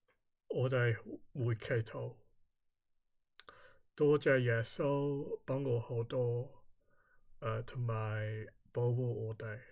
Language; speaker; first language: Cantonese; early bilingual, heritage; Cantonese